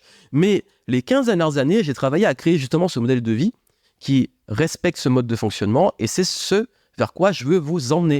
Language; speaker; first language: French; native; French